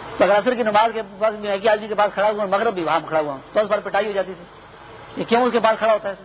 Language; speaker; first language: Urdu; non-native, local second language; Pashto